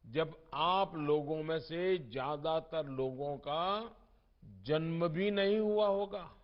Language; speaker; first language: Hindi; non-native, local second language; Gujarati